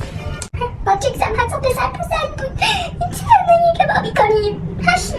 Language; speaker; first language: Persian; native; Persian